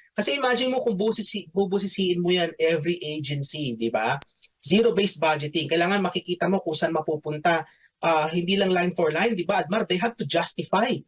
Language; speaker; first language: Filipino; native; Filipino